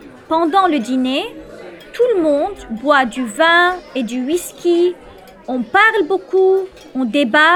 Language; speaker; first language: French; non-native, local second language; Arabic